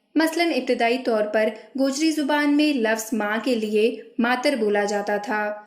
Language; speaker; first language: Urdu; non-native, local second language; Gujari